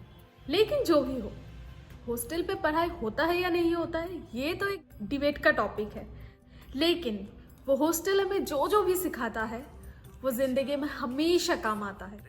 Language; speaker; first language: Hindi; native; Hindi